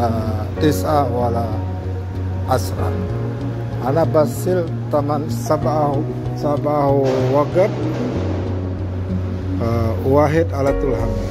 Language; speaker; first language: Arabic; non-native, learner; Indonesian